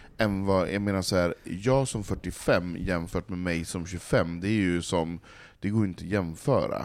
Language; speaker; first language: Swedish; native; Swedish